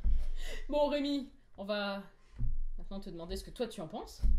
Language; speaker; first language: French; native; French